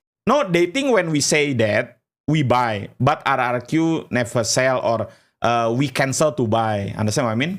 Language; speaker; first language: English; non-native, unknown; Indonesian